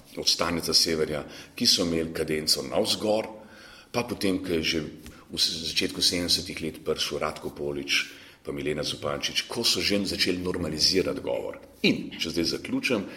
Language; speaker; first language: Slovenian; native; Slovenian